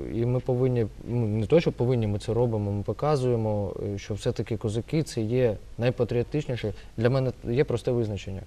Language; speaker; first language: Ukrainian; non-native, local second language; Russian